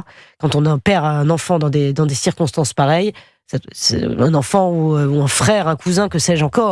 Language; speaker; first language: French; native; French